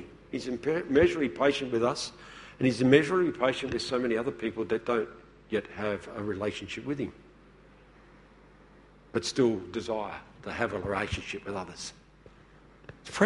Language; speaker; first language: English; native; English